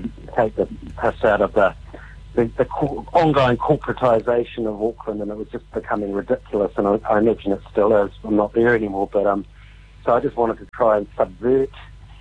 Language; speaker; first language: English; native; English